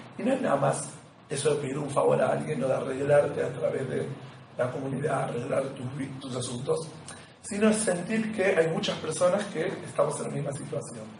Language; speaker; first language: Spanish; native; Spanish